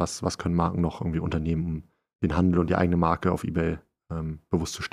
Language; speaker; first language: German; native; German